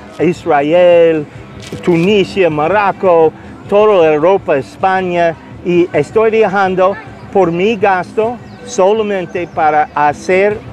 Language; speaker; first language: Spanish; non-native, learner; English